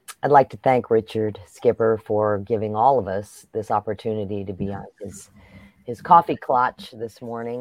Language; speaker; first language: English; native; English